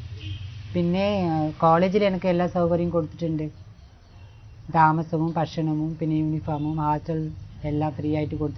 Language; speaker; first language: Malayalam; non-native, learner; Tamil